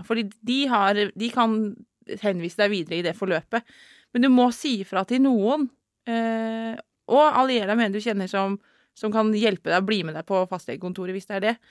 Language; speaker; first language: Norwegian; native; Norwegian